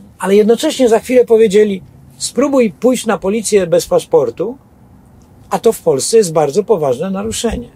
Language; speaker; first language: Polish; native; Polish